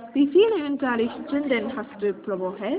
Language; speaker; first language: German; non-native, learner; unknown